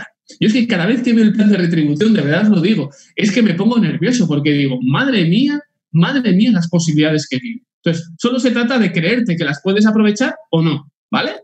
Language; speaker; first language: Spanish; native; Spanish